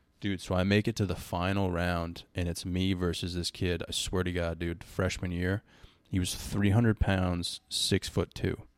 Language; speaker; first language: English; native; English